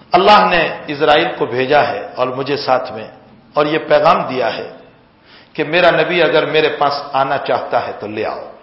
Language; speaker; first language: Urdu; non-native, local second language; Gujarati